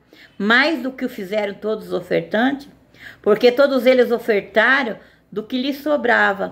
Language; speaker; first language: Portuguese; native; Portuguese